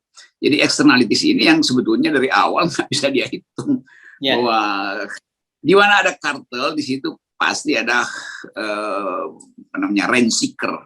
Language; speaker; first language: Indonesian; native; Indonesian